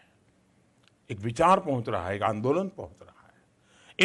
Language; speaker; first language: Hindi; non-native, local second language; Gujarati